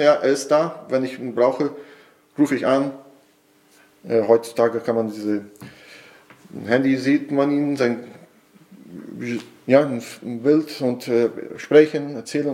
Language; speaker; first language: German; non-native, fluent; Portuguese